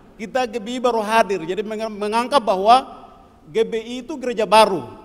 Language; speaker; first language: Indonesian; non-native, local second language; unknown